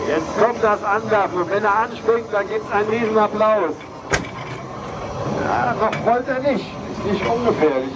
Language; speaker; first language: German; native; German